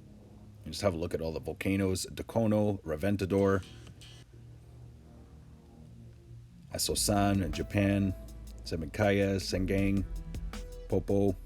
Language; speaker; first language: English; native; English